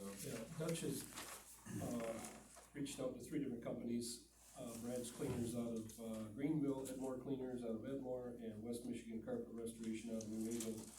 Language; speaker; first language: English; native; English